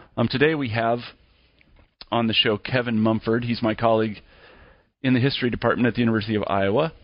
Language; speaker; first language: English; native; English